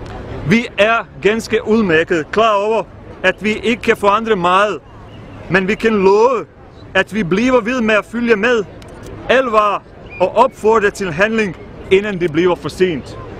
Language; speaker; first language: Danish; non-native, fluent; Bosnian